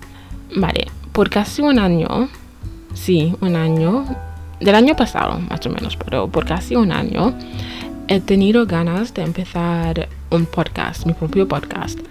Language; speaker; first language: Spanish; non-native, fluent; English